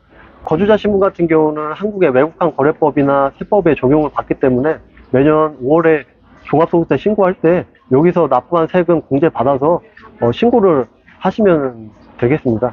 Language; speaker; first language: Korean; native; Korean